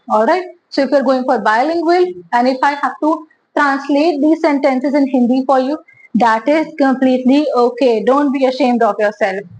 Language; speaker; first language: Hindi; native; Hindi